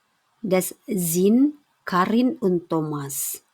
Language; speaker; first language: German; non-native, fluent; Indonesian